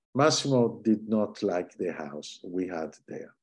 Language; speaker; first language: English; non-native, fluent; Italian